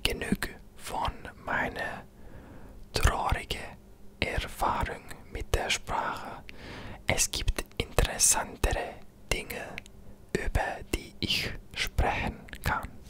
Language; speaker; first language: German; non-native, learner; English